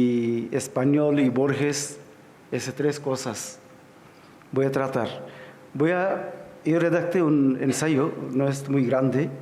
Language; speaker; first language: Spanish; non-native, fluent; Bangla